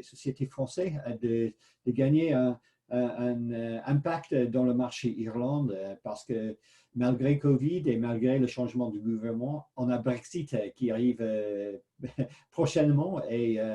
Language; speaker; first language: French; non-native, fluent; English